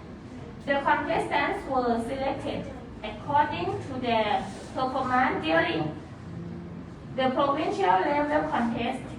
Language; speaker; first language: English; non-native, fluent; Thai